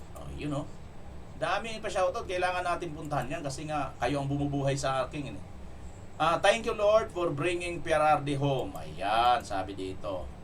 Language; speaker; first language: Filipino; non-native, local second language; Cebuano